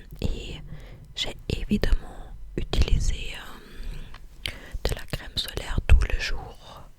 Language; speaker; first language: French; non-native, fluent; English